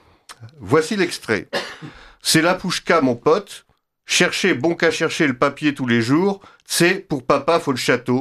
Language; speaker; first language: French; native; French